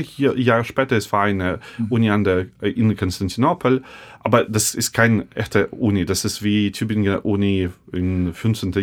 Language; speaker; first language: German; non-native, fluent; Russian